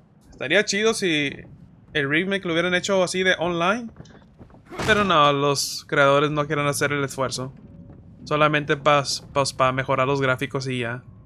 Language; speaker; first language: Spanish; early bilingual, heritage; Spanish